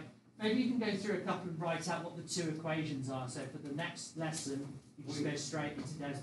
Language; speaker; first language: English; native; English